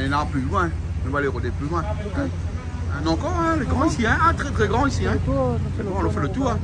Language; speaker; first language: French; native; French